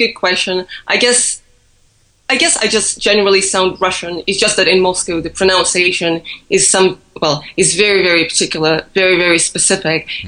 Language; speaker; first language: English; non-native, fluent; Russian